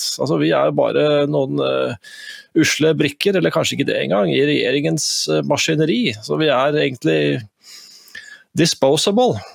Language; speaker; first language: Norwegian; native; Norwegian